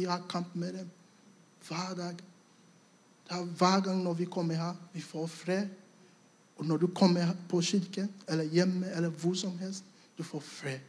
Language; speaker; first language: Norwegian; non-native, fluent; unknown